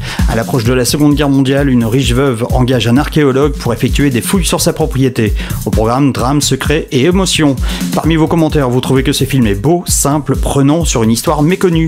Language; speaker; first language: French; native; French